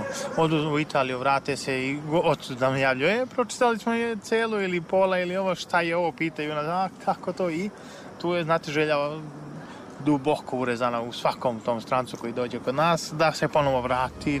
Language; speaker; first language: Serbian; native; Serbian